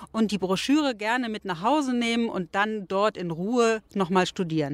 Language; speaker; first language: German; native; German